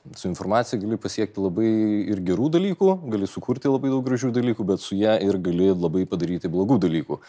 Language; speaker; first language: Lithuanian; native; Lithuanian